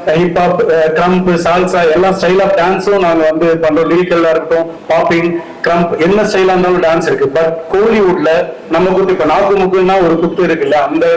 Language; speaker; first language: Tamil; native; Tamil